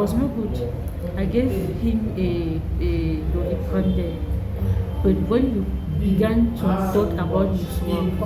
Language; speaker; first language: English; non-native, learner; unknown